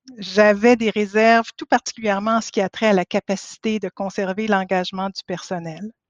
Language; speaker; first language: French; native; French